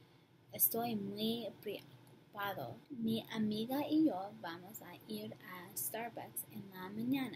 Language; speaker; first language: Spanish; non-native, learner; English